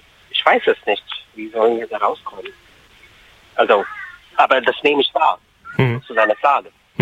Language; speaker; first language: German; non-native, fluent; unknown